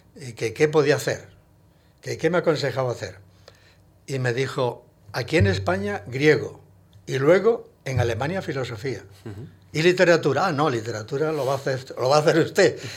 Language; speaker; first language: Spanish; native; Spanish